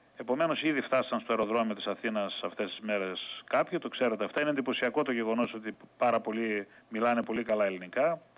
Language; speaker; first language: Greek; native; Greek